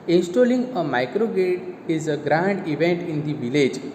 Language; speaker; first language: English; non-native, local second language; Gujarati